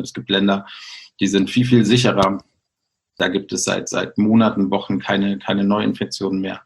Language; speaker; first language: German; native; German